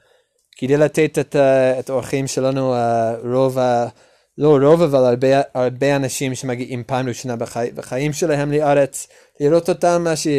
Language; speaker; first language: Hebrew; non-native, learner; English